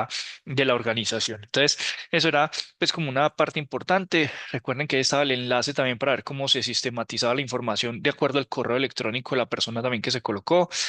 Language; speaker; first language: Spanish; native; Spanish